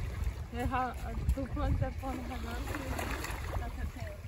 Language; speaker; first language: Korean; non-native, learner; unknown